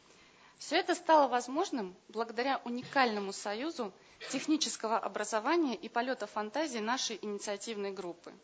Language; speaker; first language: Russian; native; Russian